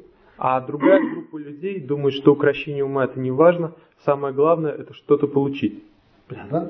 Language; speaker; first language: Russian; native; Russian